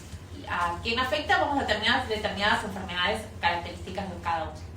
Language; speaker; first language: Spanish; native; Spanish